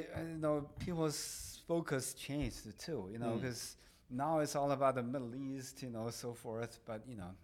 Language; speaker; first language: English; non-native, fluent; Chinese